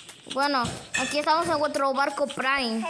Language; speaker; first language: Spanish; native; Spanish